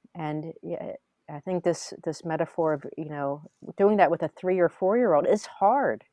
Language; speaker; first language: English; native; English